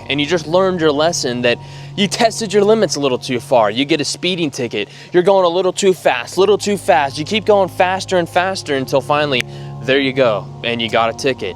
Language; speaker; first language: English; native; English